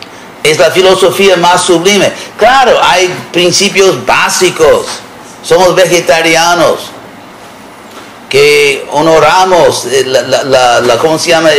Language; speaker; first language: Spanish; non-native, fluent; English